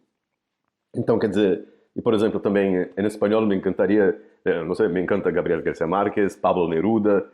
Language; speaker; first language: Portuguese; native; Portuguese